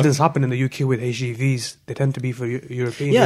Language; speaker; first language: English; native; English